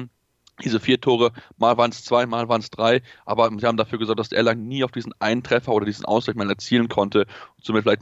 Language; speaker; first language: German; native; German